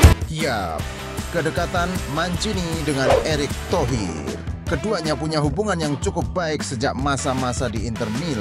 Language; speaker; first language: Indonesian; native; Indonesian